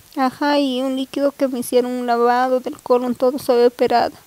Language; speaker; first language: Spanish; native; Spanish